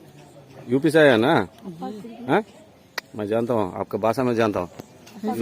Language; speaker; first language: Hindi; non-native, local second language; Kannada